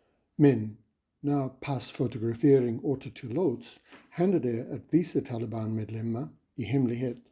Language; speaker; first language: Swedish; non-native, fluent; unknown